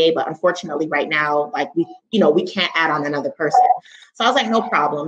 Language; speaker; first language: English; native; English